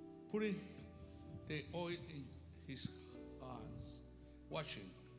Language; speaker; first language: English; non-native, learner; Spanish